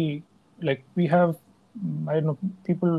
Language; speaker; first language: English; non-native, local second language; Tamil